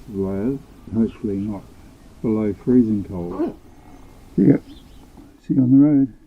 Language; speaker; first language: English; native; English